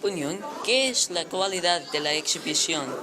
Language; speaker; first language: Spanish; non-native, learner; English